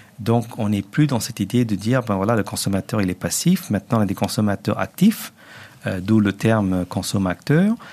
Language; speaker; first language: French; non-native, local second language; Tamil